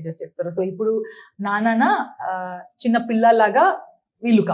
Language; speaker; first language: Telugu; non-native, local second language; Tulu